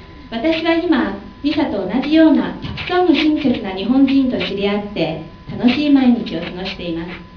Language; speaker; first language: Japanese; non-native, fluent; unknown